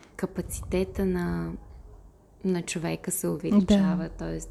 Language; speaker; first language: Bulgarian; non-native, fluent; Russian